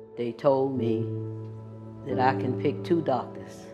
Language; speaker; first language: English; native; English